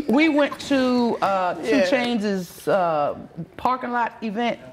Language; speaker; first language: English; native; English